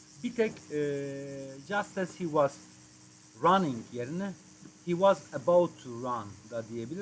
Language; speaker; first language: English; non-native, fluent; Turkish